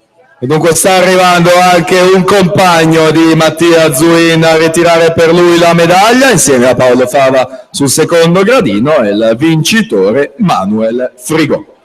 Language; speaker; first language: Italian; native; Italian